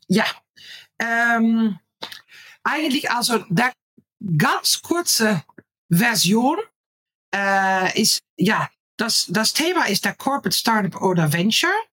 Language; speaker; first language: German; non-native, fluent; Dutch